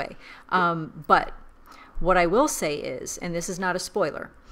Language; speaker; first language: English; native; English